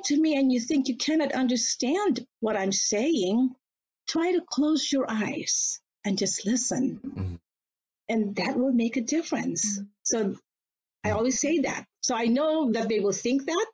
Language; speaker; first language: English; non-native, local second language; Filipino